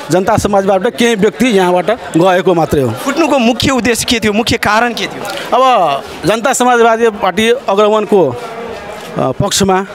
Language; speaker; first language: Nepali; non-native, local second language; Maithili